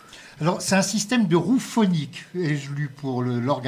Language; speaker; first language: French; native; French